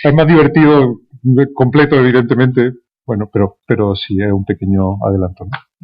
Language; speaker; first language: Spanish; native; Spanish